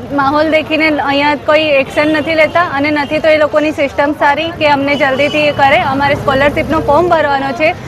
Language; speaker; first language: Gujarati; native; Gujarati